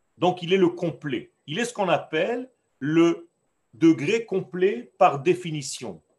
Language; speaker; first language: French; non-native, fluent; Hebrew